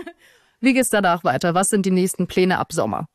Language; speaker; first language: German; native; German